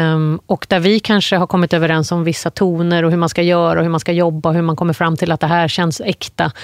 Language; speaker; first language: Swedish; non-native, fluent; English